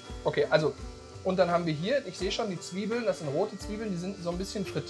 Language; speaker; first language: German; native; German